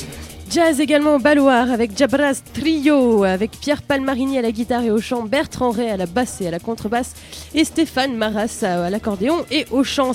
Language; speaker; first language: French; native; French